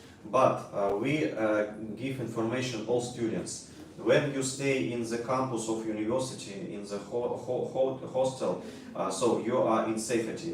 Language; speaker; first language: English; non-native, learner; Russian